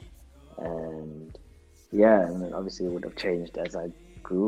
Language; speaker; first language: English; non-native, local second language; Xhosa